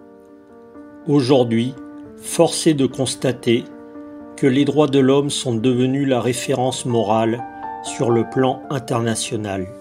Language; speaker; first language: French; native; French